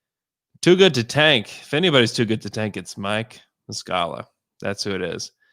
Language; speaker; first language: English; native; English